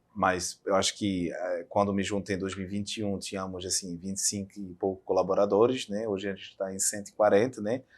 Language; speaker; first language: Portuguese; non-native, fluent; French